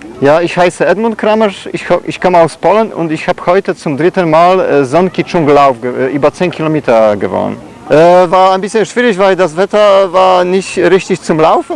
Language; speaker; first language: German; non-native, fluent; Polish